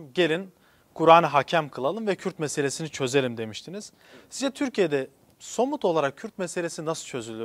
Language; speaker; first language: Turkish; non-native, local second language; Kurdish